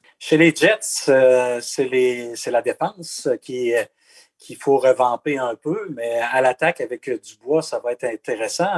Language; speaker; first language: French; native; French